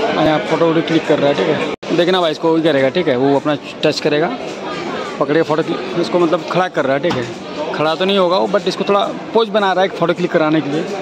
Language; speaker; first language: Hindi; native; Hindi